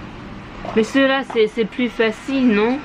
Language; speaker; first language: French; non-native, fluent; English